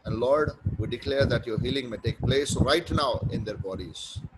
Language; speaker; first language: English; non-native, local second language; Hindi